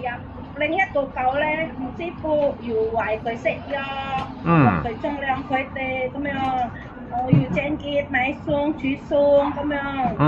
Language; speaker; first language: Cantonese; non-native, learner; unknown